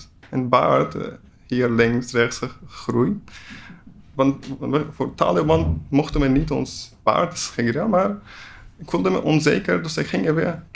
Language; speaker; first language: Dutch; non-native, learner; Persian